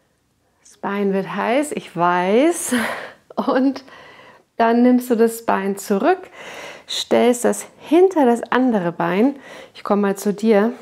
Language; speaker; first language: German; native; German